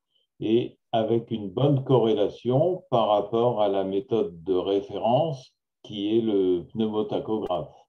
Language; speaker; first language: French; native; French